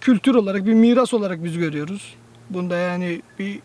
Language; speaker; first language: Turkish; native; Turkish